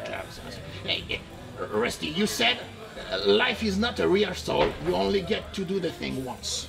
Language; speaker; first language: English; non-native, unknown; French